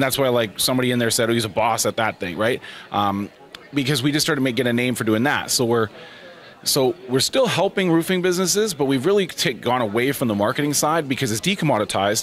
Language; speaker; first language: English; native; English